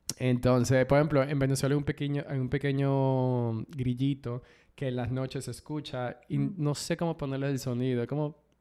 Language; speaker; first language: Spanish; native; Spanish